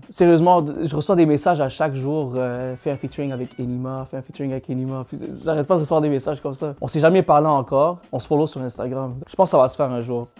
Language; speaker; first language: French; native; French